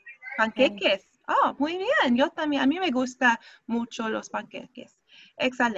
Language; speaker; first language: Spanish; non-native, fluent; English